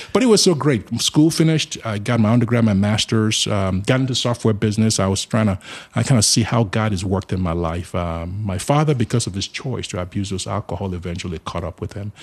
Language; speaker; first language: English; non-native, local second language; Yoruba